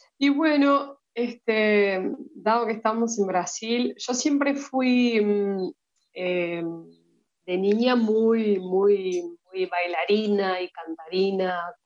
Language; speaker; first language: Spanish; early bilingual, heritage; Spanish